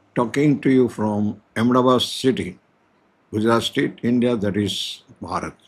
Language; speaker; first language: English; non-native, local second language; Gujarati